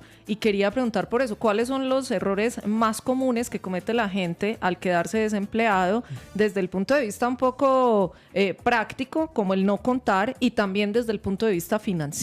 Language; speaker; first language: Spanish; native; Spanish